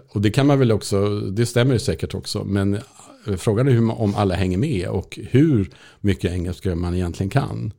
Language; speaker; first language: Swedish; native; Swedish